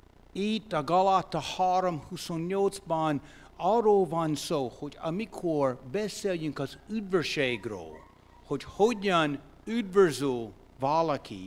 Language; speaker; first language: Hungarian; non-native, fluent; English